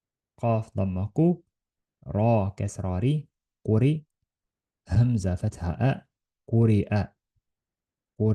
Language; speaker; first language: Arabic; non-native, learner; Estonian